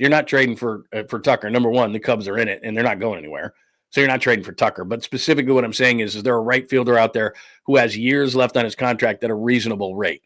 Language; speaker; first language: English; native; English